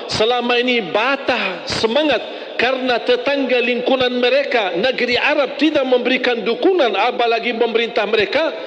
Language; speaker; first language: Malay; non-native, fluent; Arabic